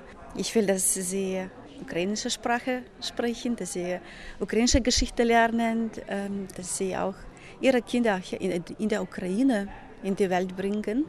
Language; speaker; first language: German; non-native, fluent; Ukrainian